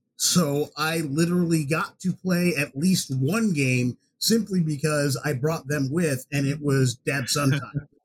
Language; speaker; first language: English; native; English